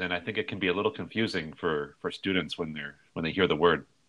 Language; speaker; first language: English; native; English